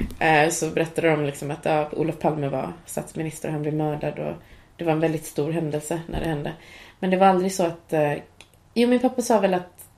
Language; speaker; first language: Swedish; early bilingual, other home language; Cantonese